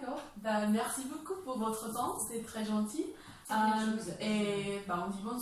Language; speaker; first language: French; non-native, fluent; English